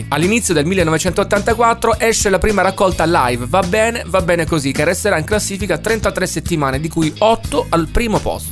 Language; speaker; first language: Italian; native; Italian